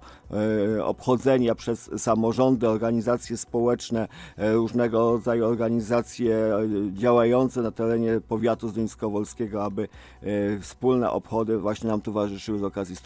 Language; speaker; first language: Polish; native; Polish